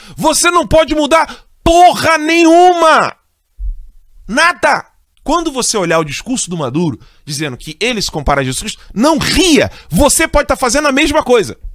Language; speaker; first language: Portuguese; native; Portuguese